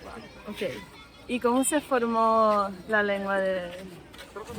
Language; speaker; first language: Spanish; non-native, learner; English